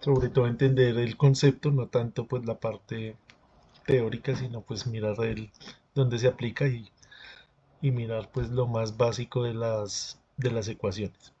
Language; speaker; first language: Spanish; native; Spanish